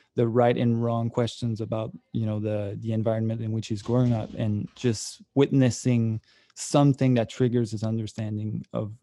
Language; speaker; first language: English; native; English